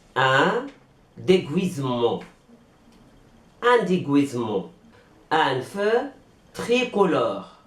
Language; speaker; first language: French; non-native, fluent; Arabic